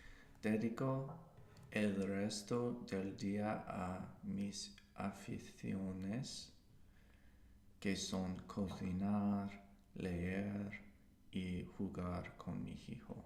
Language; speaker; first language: Spanish; non-native, learner; English